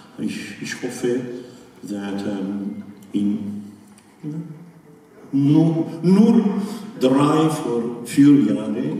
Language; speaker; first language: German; non-native, learner; Spanish